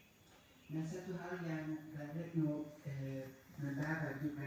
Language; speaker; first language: Indonesian; non-native, fluent; Dutch